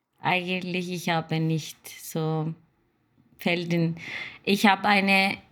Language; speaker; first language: German; non-native, learner; Turkish